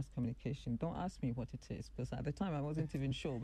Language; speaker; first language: English; non-native, local second language; Akan